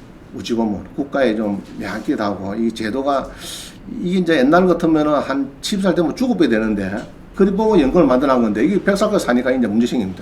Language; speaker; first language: Korean; native; Korean